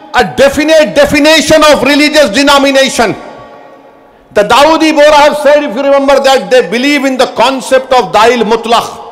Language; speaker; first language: English; non-native, local second language; Urdu